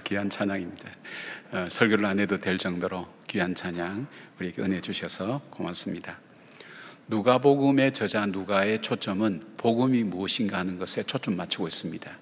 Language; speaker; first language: Korean; native; Korean